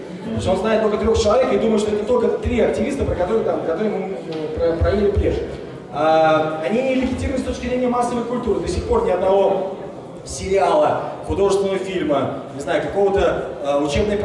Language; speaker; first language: Russian; native; Russian